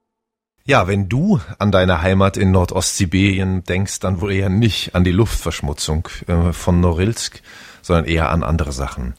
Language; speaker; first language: German; native; German